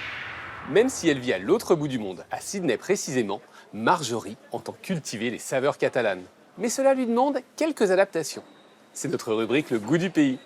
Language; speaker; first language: French; native; French